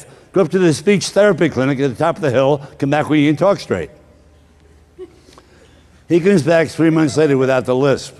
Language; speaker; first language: English; native; English